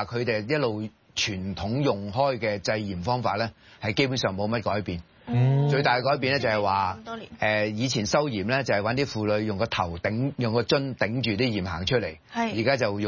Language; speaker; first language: Cantonese; native; Cantonese